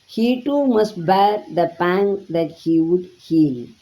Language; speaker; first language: English; non-native, local second language; Tamil